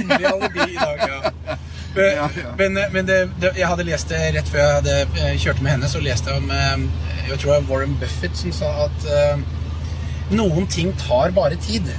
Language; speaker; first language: Norwegian; native; Norwegian